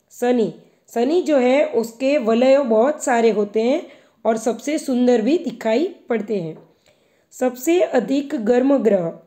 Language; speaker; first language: Hindi; non-native, local second language; Gujarati